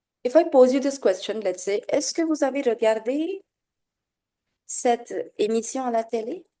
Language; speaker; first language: French; non-native, fluent; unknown